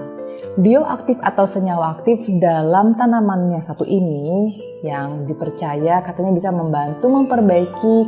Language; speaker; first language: Indonesian; native; Indonesian